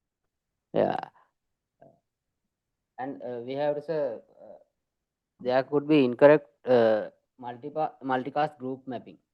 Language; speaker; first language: English; non-native, fluent; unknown